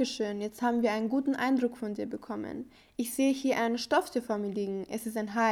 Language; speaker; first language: German; native; German